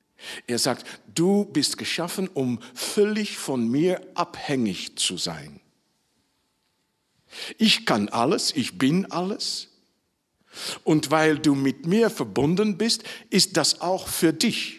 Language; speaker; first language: German; non-native, fluent; Dutch